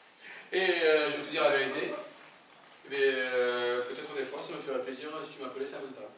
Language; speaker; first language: French; native; French